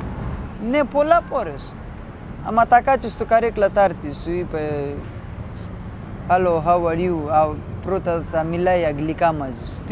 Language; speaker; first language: Greek; non-native, learner; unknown